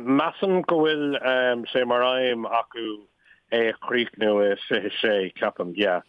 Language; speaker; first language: Irish; non-native, local second language; English